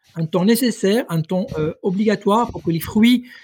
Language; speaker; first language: French; non-native, local second language; Arabic